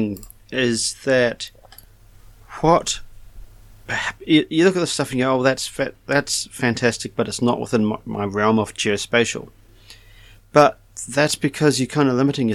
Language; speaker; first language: English; native; English